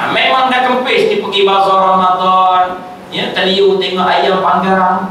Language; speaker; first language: Malay; native; Malay